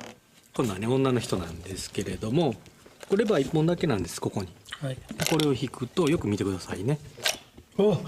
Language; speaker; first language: Japanese; native; Japanese